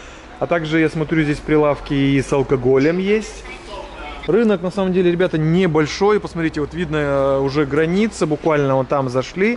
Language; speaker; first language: Russian; native; Russian